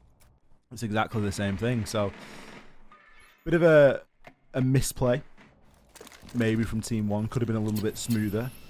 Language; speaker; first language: English; native; English